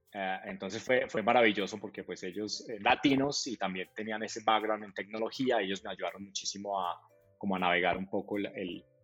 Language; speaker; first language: Spanish; native; Spanish